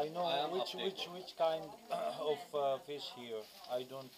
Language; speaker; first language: English; non-native, learner; Arabic